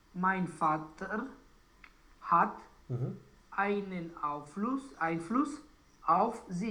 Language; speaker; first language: German; non-native, learner; Romanian